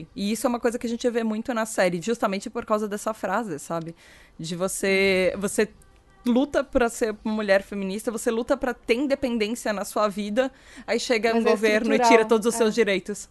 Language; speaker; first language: Portuguese; native; Portuguese